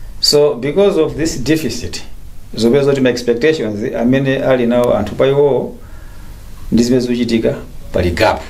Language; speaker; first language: Nyanja; native; Nyanja